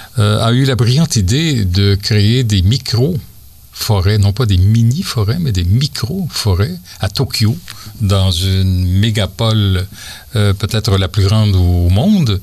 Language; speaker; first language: French; native; French